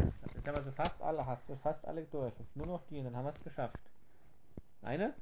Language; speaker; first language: German; native; German